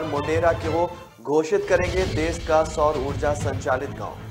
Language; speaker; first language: Hindi; native; Hindi